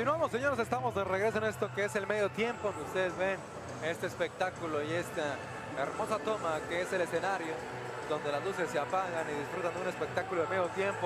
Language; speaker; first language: Spanish; native; Spanish